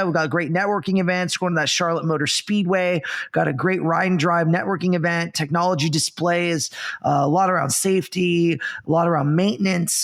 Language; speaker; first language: English; native; English